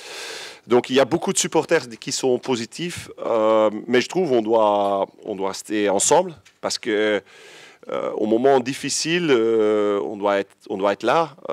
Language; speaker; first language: French; non-native, local second language; Dutch